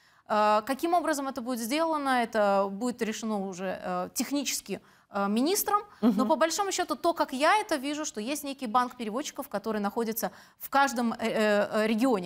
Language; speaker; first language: Russian; native; Russian